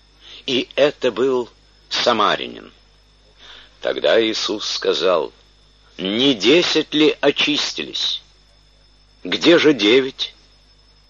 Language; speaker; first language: Russian; native; Russian